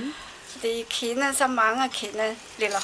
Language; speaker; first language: Danish; non-native, learner; Chinese